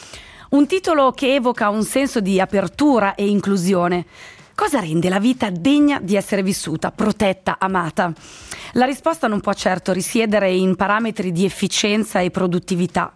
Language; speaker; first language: Italian; native; Italian